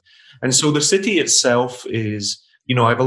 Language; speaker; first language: English; native; English